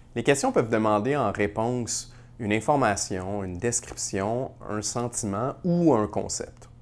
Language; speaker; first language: French; native; French